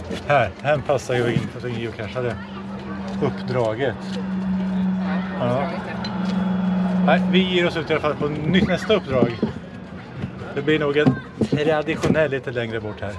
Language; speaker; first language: Swedish; native; Swedish